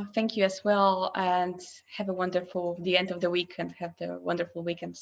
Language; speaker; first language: English; non-native, fluent; Polish